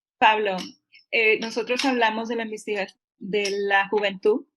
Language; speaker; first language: Spanish; early bilingual, heritage; Spanish